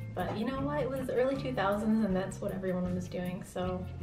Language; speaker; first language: English; native; English